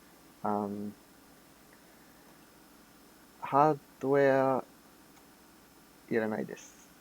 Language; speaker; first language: Japanese; non-native, fluent; English